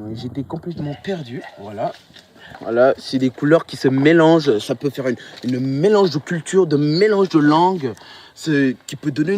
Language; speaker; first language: French; early bilingual, other home language; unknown